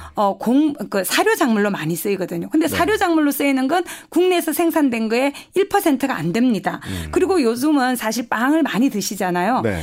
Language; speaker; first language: Korean; native; Korean